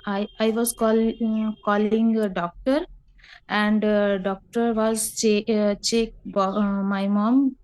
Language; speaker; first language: English; non-native, learner; Hindi